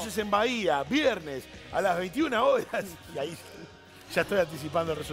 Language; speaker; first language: Spanish; native; Spanish